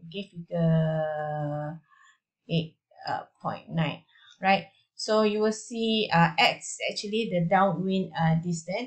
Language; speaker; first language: English; non-native, local second language; Malay